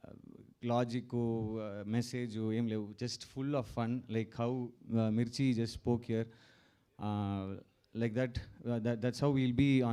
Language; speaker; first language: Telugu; non-native, learner; Tamil